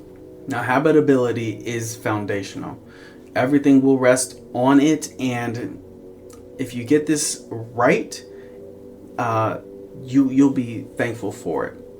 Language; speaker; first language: English; native; English